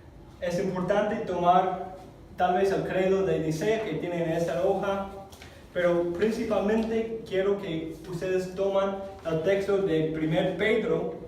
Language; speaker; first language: Spanish; non-native, fluent; English